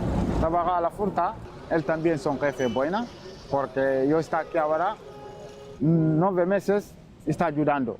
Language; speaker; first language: Spanish; non-native, learner; Bambara